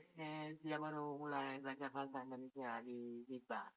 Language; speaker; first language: Indonesian; non-native, learner; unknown